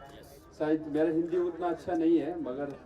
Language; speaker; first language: Hindi; non-native, fluent; Tibetan